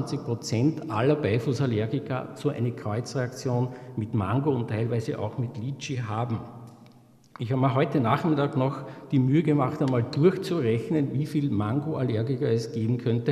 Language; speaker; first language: German; native; German